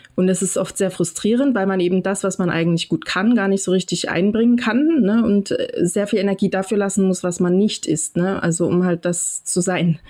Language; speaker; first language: German; native; German